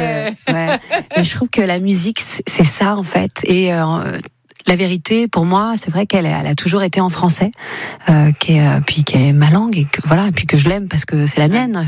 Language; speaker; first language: French; native; French